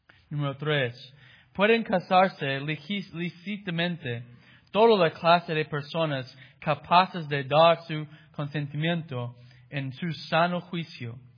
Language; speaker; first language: Spanish; non-native, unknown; English